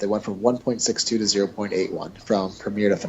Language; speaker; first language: English; native; English